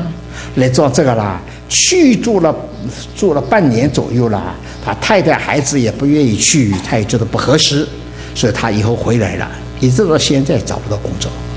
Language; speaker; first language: Chinese; native; Chinese